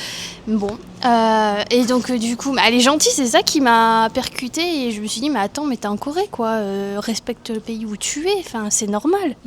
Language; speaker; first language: French; native; French